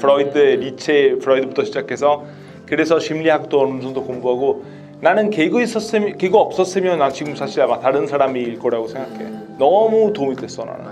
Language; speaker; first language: Korean; non-native, fluent; Italian